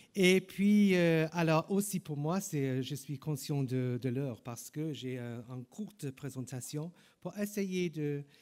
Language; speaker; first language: French; non-native, learner; English